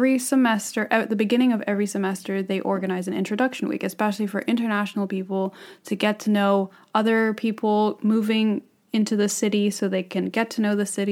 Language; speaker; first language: English; non-native, local second language; Cantonese